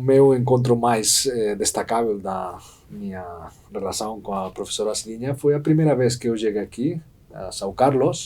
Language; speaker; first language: Portuguese; non-native, fluent; Spanish